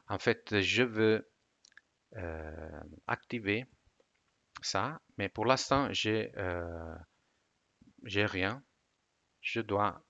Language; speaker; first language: French; non-native, fluent; Italian